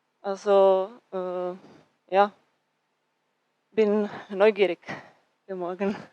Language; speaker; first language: German; non-native, learner; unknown